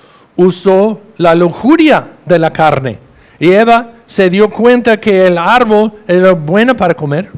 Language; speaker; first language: Spanish; non-native, fluent; English